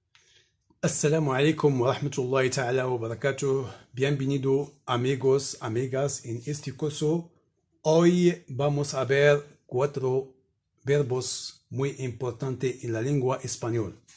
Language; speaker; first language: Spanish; non-native, learner; Arabic